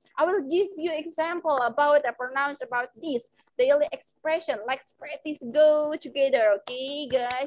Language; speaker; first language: English; non-native, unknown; Indonesian